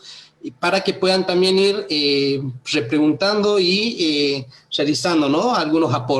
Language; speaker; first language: Spanish; native; Spanish